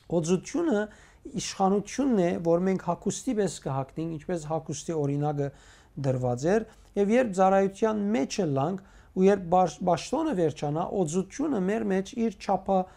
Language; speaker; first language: Armenian; native; Armenian